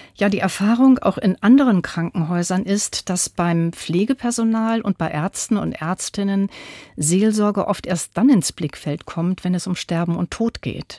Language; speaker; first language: German; native; German